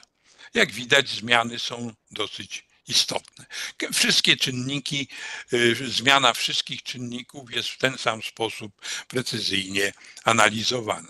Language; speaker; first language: Polish; native; Polish